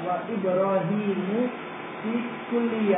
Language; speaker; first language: Arabic; non-native, learner; Indonesian